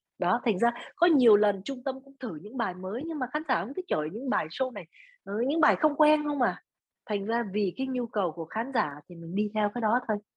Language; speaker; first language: Vietnamese; early bilingual, other home language; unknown